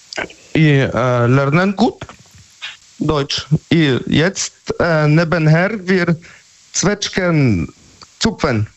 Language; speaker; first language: German; non-native, learner; Polish